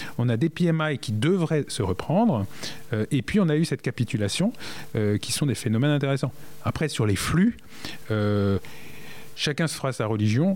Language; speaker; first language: French; native; French